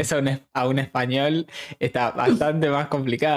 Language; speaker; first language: Spanish; native; Spanish